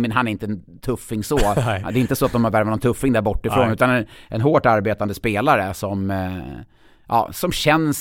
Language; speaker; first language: Swedish; native; Swedish